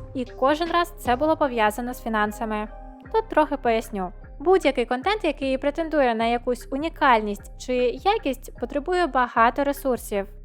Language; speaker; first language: Ukrainian; non-native, local second language; Russian